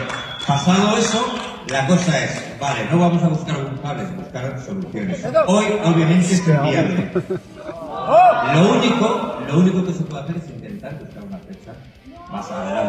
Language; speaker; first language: Spanish; native; Spanish